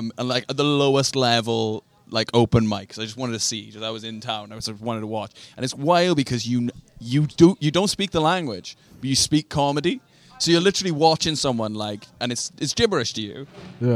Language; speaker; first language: English; native; English